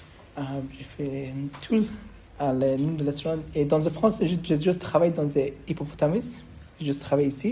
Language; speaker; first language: French; non-native, learner; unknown